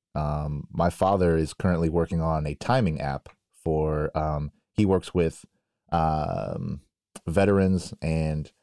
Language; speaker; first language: English; native; English